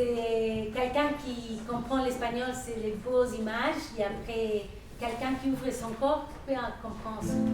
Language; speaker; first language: French; non-native, fluent; Spanish